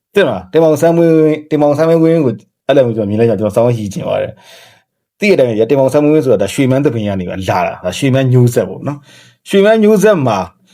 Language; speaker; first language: Burmese; native; Burmese